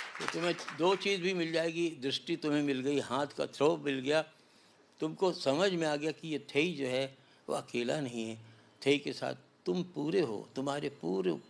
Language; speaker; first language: Hindi; native; Hindi